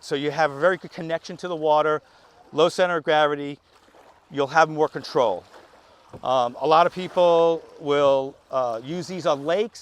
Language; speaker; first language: English; native; English